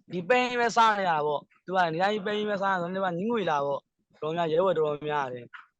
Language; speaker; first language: Burmese; native; Burmese